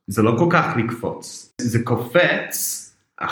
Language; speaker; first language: Hebrew; non-native, fluent; English